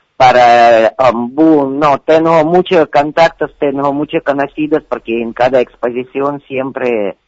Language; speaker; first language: Spanish; non-native, learner; Ukrainian